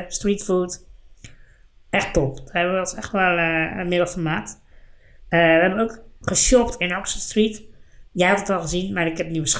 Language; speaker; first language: Dutch; native; Dutch